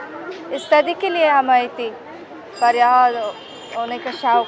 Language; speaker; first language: Hindi; non-native, learner; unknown